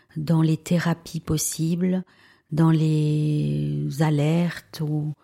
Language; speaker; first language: French; early bilingual, other home language; Spanish